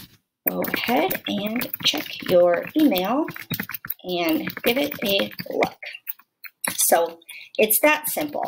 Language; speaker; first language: English; native; English